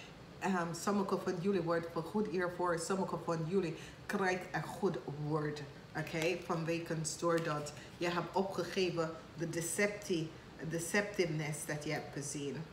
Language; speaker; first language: Dutch; non-native, fluent; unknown